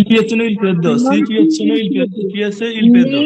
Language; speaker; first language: Italian; non-native, learner; Bangla